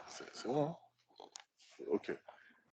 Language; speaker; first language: French; native; French